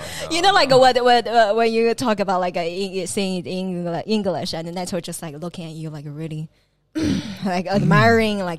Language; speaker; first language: English; non-native, fluent; Chinese